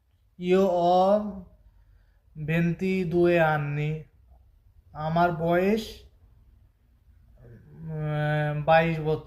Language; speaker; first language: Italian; non-native, fluent; Bangla